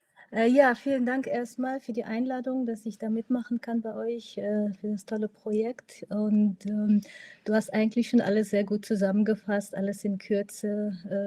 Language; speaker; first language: German; early bilingual, other home language; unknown